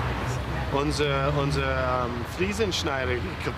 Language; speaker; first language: German; non-native, fluent; English